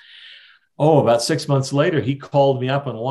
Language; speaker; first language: English; native; English